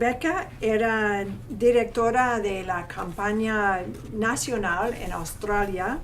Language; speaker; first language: Spanish; non-native, fluent; English